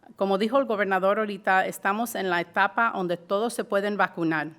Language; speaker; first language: Spanish; early bilingual, heritage; Spanish